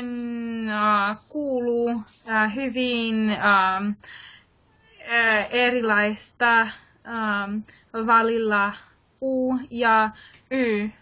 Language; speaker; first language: Finnish; non-native, learner; English